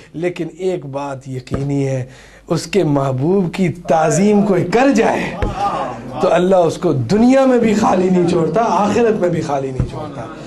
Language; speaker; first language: Urdu; early bilingual, heritage; Urdu